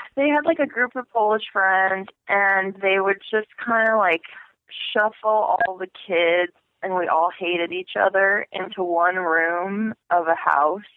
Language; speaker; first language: English; native; English